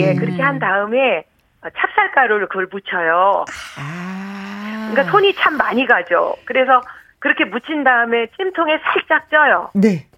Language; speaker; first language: Korean; native; Korean